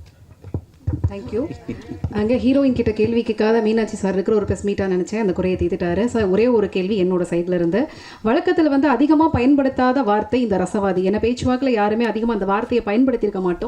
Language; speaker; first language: Tamil; native; Tamil